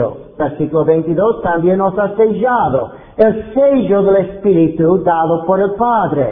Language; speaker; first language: Spanish; non-native, fluent; English